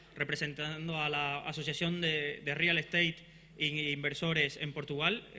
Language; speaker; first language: Spanish; native; Spanish